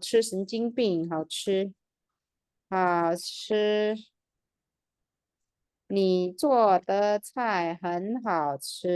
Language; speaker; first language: Chinese; non-native, fluent; Indonesian